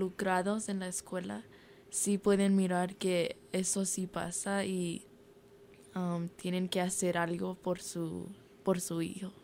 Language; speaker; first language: Spanish; early bilingual, heritage; Spanish